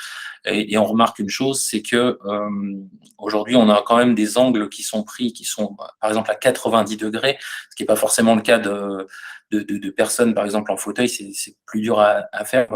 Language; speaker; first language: French; native; French